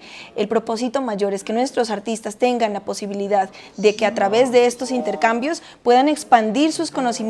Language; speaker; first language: Spanish; native; Spanish